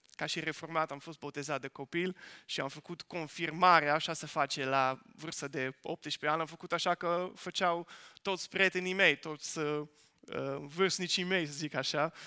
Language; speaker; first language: Romanian; non-native, fluent; Dutch